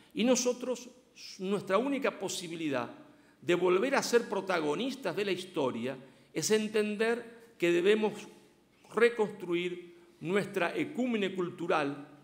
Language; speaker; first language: Spanish; native; Spanish